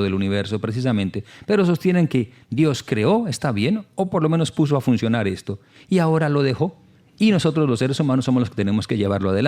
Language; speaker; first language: Spanish; native; Spanish